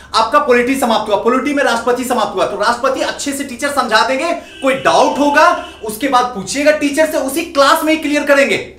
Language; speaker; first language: Hindi; native; Hindi